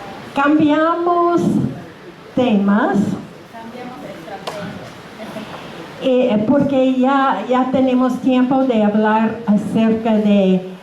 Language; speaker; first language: Spanish; non-native, fluent; English